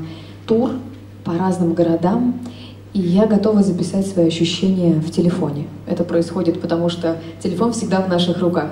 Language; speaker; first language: Russian; native; Russian